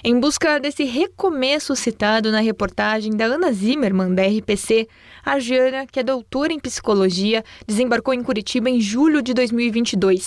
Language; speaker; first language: Portuguese; native; Portuguese